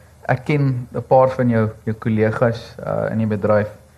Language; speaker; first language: Afrikaans; native; Afrikaans